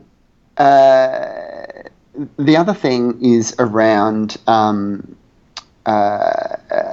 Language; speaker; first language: English; native; English